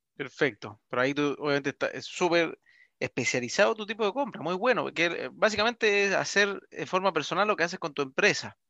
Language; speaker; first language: Spanish; native; Spanish